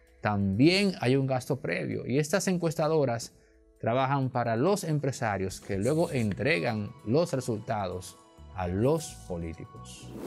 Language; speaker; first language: Spanish; native; Spanish